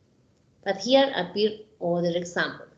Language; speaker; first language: English; non-native, fluent; Spanish